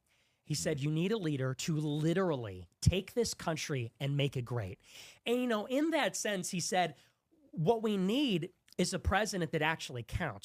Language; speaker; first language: English; native; English